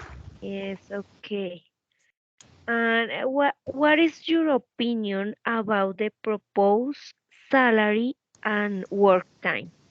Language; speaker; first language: English; non-native, learner; Spanish